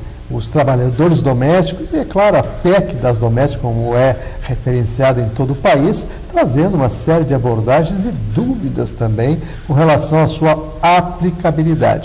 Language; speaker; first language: Portuguese; native; Portuguese